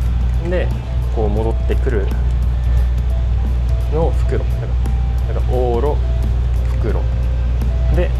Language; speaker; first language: Japanese; native; Japanese